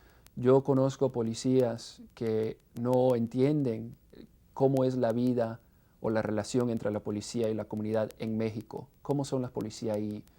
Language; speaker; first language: Spanish; non-native, fluent; English